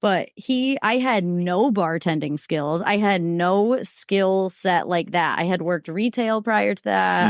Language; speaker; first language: English; native; English